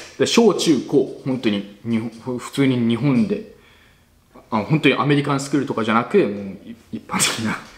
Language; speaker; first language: Japanese; native; Japanese